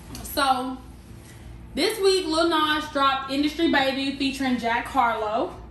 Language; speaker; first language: English; native; English